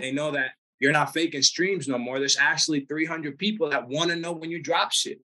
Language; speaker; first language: English; early bilingual, other home language; Spanish